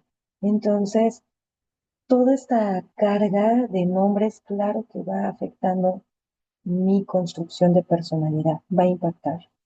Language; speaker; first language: Spanish; native; Spanish